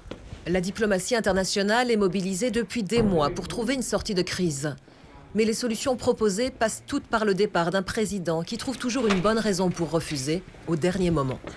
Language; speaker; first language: French; native; French